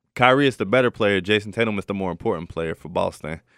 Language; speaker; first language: English; native; English